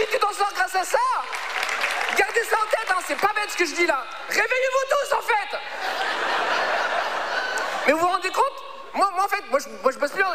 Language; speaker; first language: French; early bilingual, other home language; Arabic